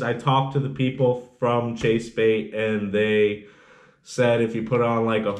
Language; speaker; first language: English; native; English